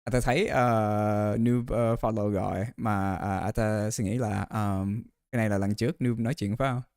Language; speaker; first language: Vietnamese; early bilingual, heritage; Vietnamese